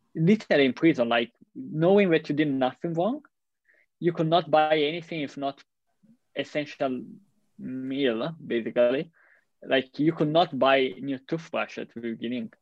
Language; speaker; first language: English; non-native, fluent; Italian